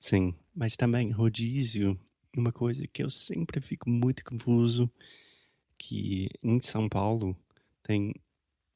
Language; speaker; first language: Portuguese; non-native, fluent; English